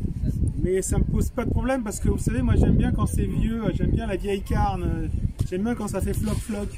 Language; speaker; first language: French; native; French